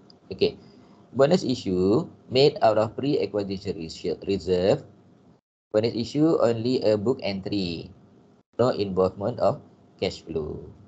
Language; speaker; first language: English; non-native, local second language; Malay